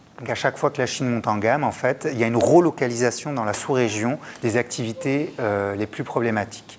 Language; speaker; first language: French; native; French